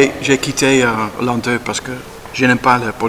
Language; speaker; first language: French; non-native, learner; Dutch